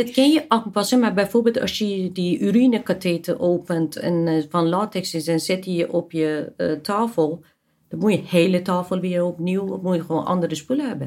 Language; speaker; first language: Dutch; non-native, fluent; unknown